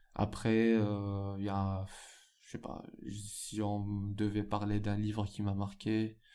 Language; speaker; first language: French; non-native, local second language; Arabic